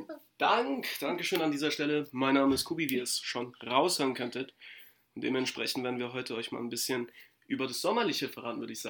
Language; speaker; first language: German; native; German